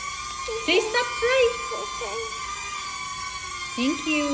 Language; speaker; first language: English; non-native, local second language; Filipino